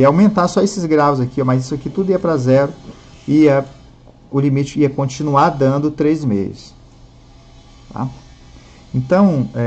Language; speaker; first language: Portuguese; native; Portuguese